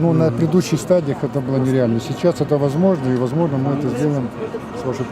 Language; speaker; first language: Russian; native; Russian